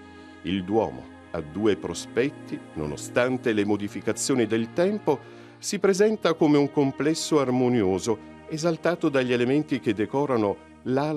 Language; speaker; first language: Italian; native; Italian